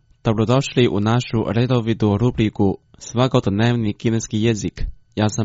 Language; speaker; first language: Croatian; non-native, fluent; Chinese